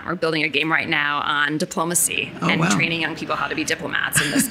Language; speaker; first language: English; native; English